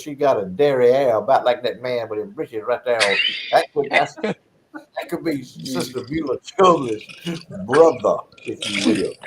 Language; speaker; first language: English; native; English